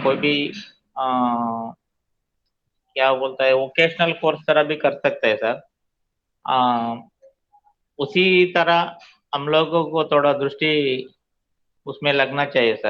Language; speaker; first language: Hindi; non-native, local second language; Telugu